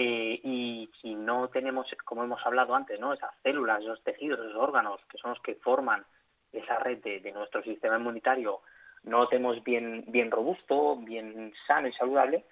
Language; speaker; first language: Spanish; native; Spanish